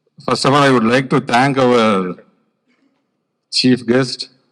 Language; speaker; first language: English; non-native, local second language; Tamil